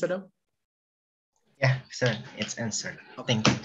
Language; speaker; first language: English; non-native, learner; Indonesian